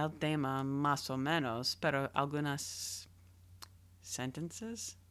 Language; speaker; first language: Spanish; non-native, learner; English